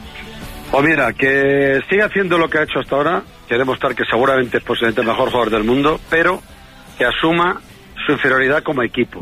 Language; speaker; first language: Spanish; native; Spanish